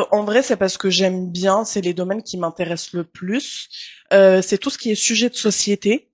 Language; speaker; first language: French; early bilingual, other home language; Arabic